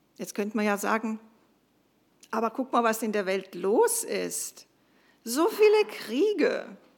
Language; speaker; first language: German; non-native, fluent; Croatian